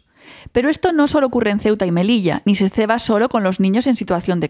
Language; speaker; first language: Spanish; native; Spanish